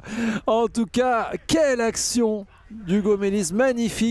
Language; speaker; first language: French; native; French